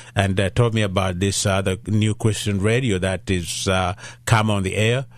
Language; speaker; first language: English; non-native, local second language; Ganda